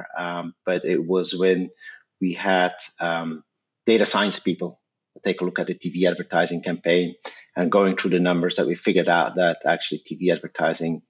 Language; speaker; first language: English; non-native, fluent; Dutch